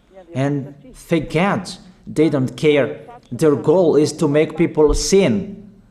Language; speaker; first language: English; non-native, fluent; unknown